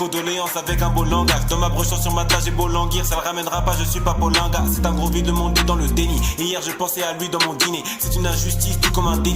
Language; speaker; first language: French; native; French